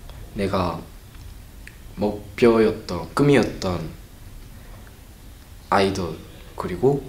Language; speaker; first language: Korean; non-native, learner; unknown